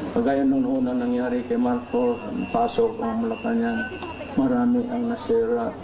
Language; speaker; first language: Filipino; non-native, local second language; Cebuano